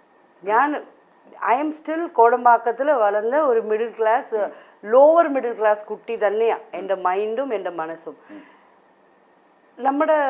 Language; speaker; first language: Malayalam; non-native, local second language; Tamil